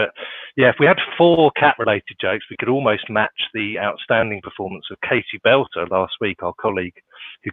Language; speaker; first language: English; native; English